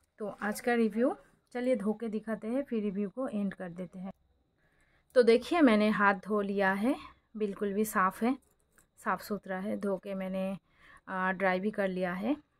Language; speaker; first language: Hindi; non-native, local second language; Bangla